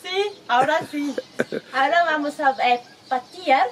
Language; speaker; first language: Spanish; non-native, learner; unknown